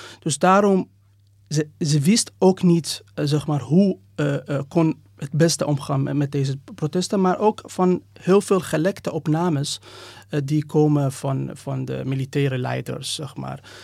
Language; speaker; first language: Dutch; non-native, fluent; Persian